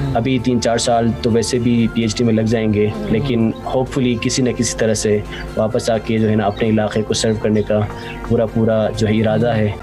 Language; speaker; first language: Urdu; non-native, local second language; Khowar